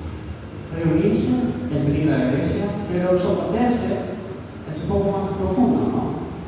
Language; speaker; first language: Spanish; non-native, fluent; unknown